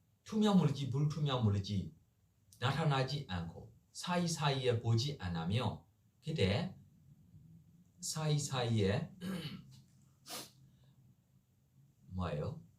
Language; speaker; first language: Korean; non-native, learner; Burmese